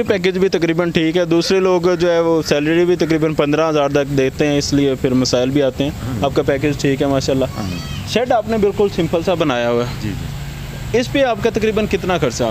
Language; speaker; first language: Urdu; non-native, local second language; Punjabi